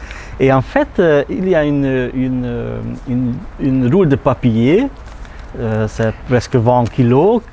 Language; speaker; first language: French; non-native, learner; Hungarian